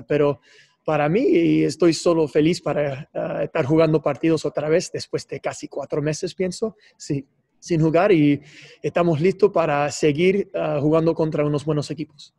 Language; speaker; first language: Spanish; non-native, fluent; English